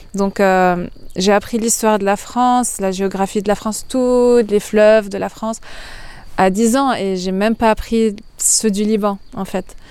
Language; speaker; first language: French; non-native, local second language; Arabic